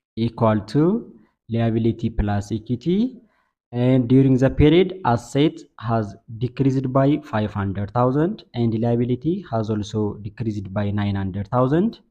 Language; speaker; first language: English; non-native, local second language; Amharic